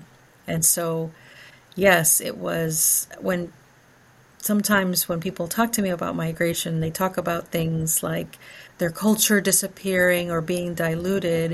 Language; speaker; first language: English; early bilingual, other home language; Spanish